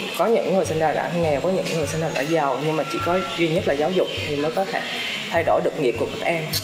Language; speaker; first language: Vietnamese; non-native, local second language; Khmer